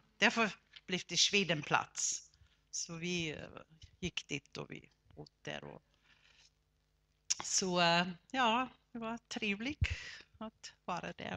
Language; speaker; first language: Swedish; non-native, fluent; German